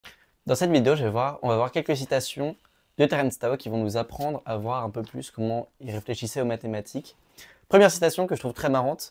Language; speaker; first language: French; native; French